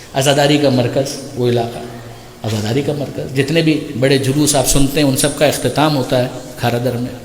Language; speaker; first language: Urdu; native; Urdu